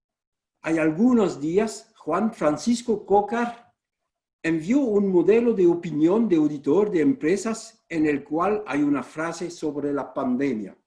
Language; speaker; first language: Spanish; non-native, fluent; French